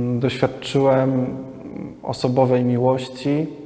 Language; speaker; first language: Polish; native; Polish